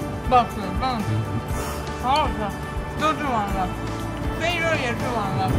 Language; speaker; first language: Chinese; non-native, learner; Armenian